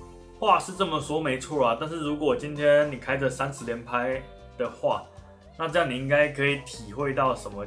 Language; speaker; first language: Chinese; native; Chinese